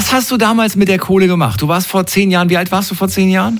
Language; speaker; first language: German; native; German